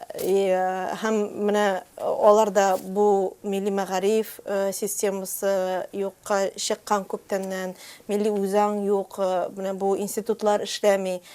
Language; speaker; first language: Tatar; native; Tatar